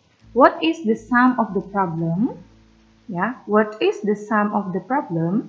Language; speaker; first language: English; non-native, fluent; Indonesian